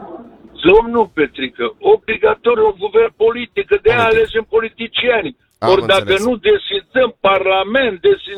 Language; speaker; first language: Romanian; native; Romanian